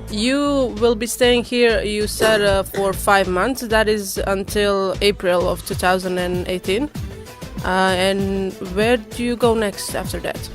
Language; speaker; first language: English; non-native, fluent; Croatian